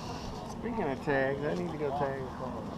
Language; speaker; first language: English; native; English